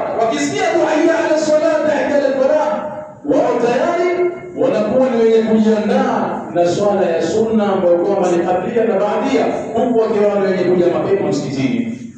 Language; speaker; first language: Swahili; native; Swahili